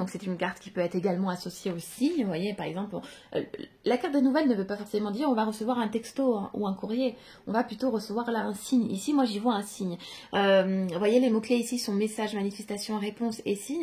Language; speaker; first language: French; native; French